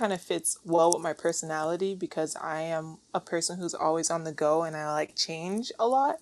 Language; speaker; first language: English; native; English